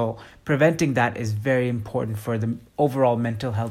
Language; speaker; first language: English; non-native, local second language; Hindi